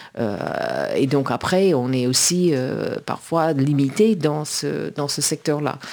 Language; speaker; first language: French; native; French